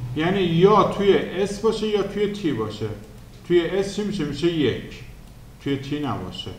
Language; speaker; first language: Persian; native; Persian